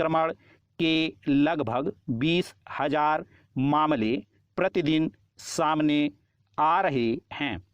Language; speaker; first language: Hindi; native; Hindi